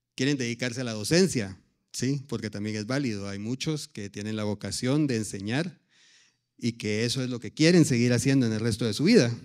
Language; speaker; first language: Spanish; native; Spanish